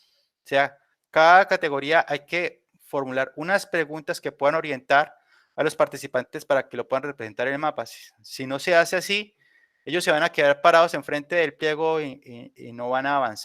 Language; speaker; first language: Spanish; native; Spanish